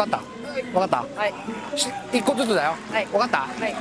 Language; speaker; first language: Japanese; native; Japanese